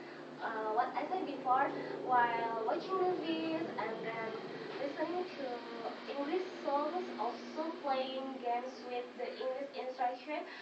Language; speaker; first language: English; non-native, fluent; Indonesian